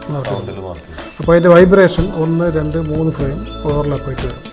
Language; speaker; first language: Malayalam; native; Malayalam